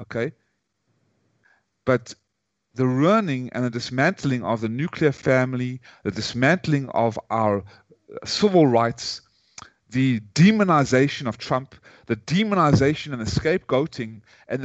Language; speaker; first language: English; native; English